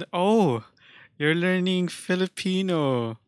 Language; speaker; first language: English; non-native, local second language; Filipino